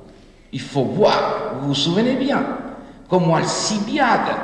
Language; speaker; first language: French; non-native, fluent; Spanish